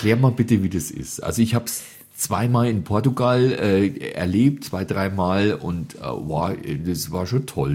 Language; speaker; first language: German; native; German